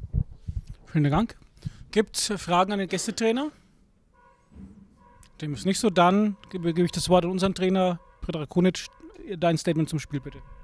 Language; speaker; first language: German; native; German